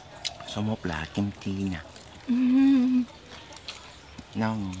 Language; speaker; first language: Vietnamese; non-native, learner; Korean